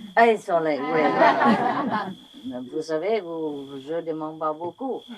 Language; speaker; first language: French; non-native, learner; Vietnamese